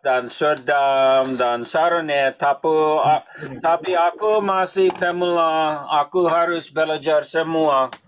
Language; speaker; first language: Indonesian; non-native, learner; English